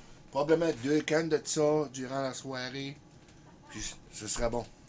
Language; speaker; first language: French; early bilingual, heritage; French